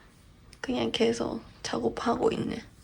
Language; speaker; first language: Korean; non-native, fluent; Japanese